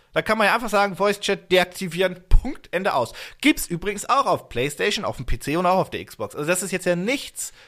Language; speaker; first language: German; native; German